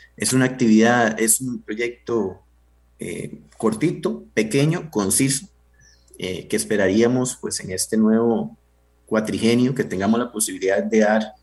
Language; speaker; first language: Spanish; native; Spanish